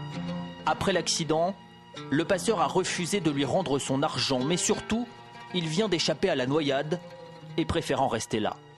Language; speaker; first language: French; native; French